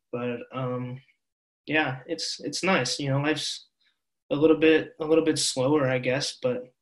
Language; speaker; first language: English; native; English